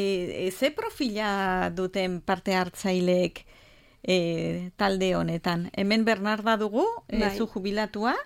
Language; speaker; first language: Basque; native; Basque